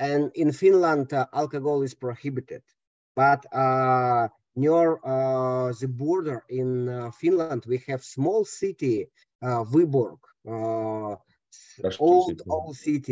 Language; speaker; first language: English; non-native, learner; Russian